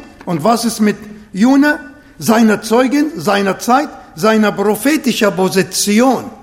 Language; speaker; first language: German; non-native, fluent; Arabic